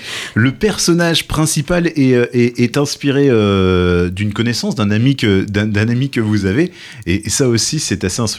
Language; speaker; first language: French; native; French